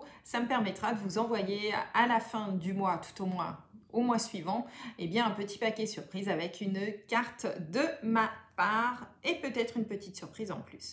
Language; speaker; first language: French; native; French